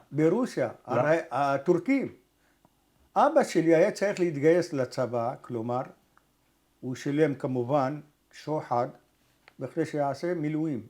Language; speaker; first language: Hebrew; early bilingual, other home language; Arabic